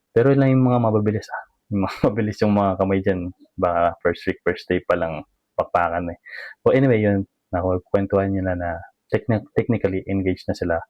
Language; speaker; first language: Filipino; native; Filipino